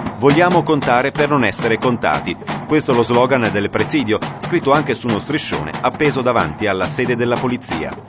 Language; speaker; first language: Italian; native; Italian